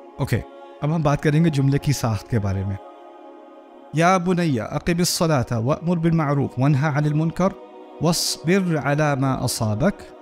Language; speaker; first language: Urdu; early bilingual, heritage; Urdu